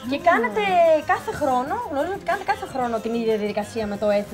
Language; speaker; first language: Greek; native; Greek